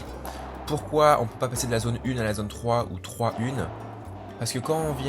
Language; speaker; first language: French; native; French